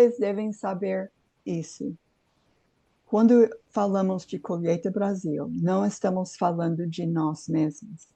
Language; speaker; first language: Portuguese; non-native, fluent; English